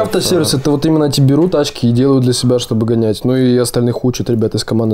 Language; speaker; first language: Russian; native; Russian